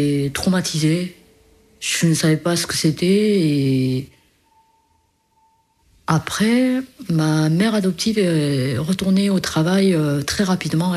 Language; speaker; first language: French; early bilingual, other home language; Korean